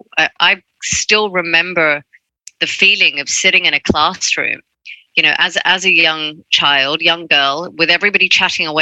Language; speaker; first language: English; non-native, local second language; Cantonese